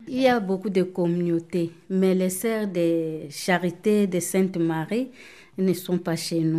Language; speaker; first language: French; non-native, fluent; Tamil